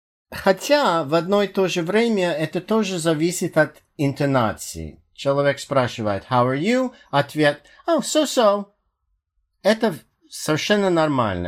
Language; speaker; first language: Russian; non-native, fluent; English